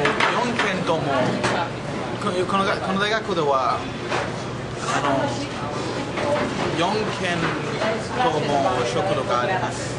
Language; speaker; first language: Japanese; non-native, learner; English